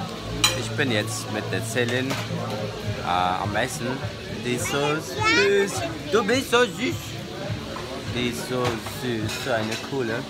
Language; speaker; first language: German; early bilingual, other home language; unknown